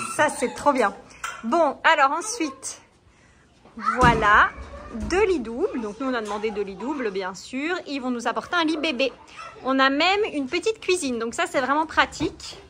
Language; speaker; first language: French; native; French